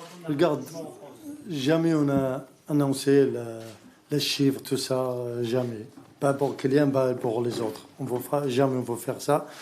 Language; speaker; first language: French; non-native, learner; Arabic